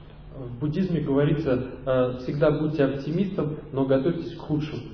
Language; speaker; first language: Russian; native; Russian